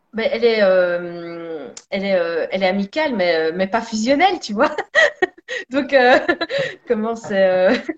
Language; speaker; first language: French; native; French